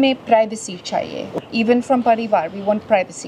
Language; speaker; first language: Hindi; non-native, learner; English